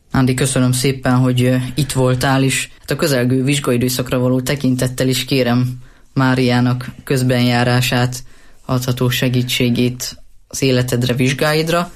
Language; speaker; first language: Hungarian; native; Hungarian